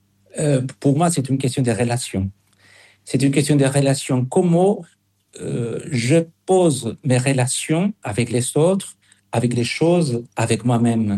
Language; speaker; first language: French; non-native, fluent; Spanish